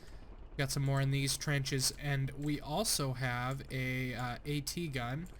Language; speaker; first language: English; native; English